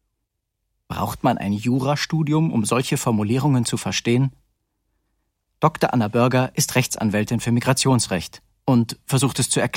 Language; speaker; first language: German; native; German